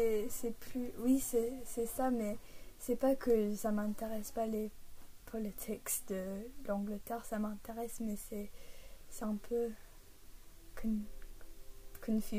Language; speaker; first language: French; early bilingual, heritage; English